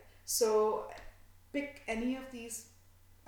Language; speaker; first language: English; non-native, local second language; Bangla